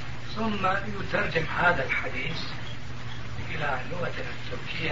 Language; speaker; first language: Arabic; non-native, fluent; Turkish